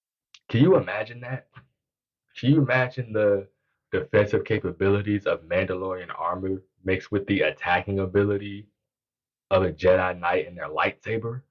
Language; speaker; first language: English; native; English